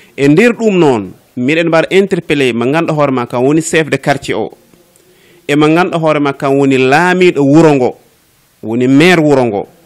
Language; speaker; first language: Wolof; non-native, local second language; Fula